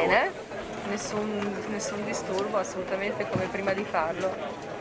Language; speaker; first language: Italian; native; Italian